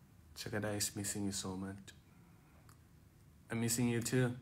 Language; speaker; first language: English; non-native, fluent; Thai